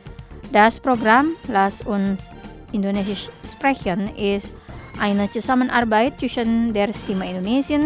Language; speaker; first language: German; non-native, learner; Indonesian